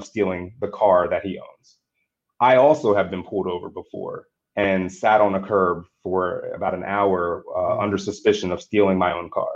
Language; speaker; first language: English; native; English